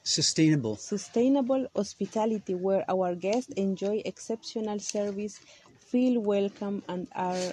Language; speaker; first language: English; non-native, learner; Kaqchikel